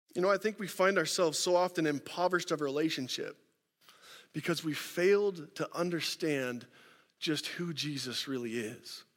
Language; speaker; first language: English; native; English